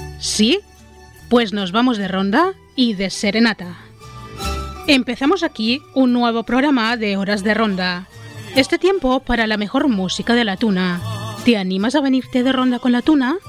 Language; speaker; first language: Spanish; native; Spanish